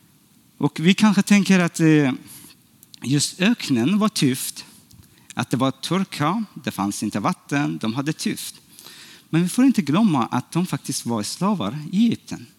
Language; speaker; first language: Swedish; non-native, fluent; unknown